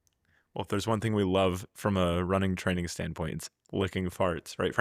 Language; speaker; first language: English; native; English